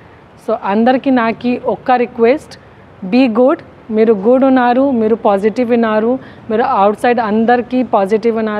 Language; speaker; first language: Telugu; non-native, local second language; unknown